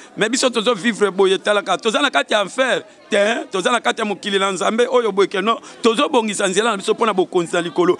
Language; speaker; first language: Lingala; native; Lingala